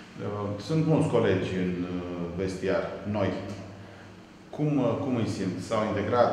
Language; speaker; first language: Romanian; native; Romanian